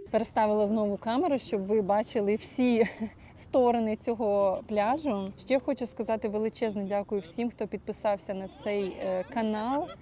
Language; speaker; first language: Ukrainian; non-native, local second language; Russian